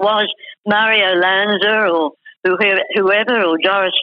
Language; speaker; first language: English; native; English